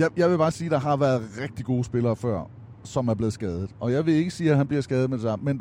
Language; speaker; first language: Danish; native; Danish